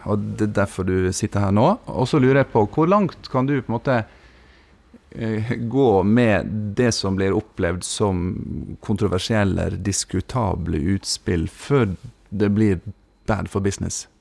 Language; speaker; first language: Norwegian; native; Norwegian